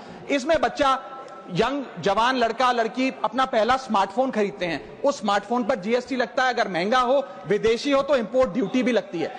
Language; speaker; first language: Hindi; native; Hindi